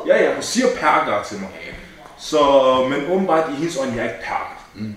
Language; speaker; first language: Danish; early bilingual, other home language; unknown